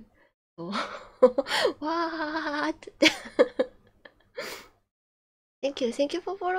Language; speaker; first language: English; non-native, learner; Japanese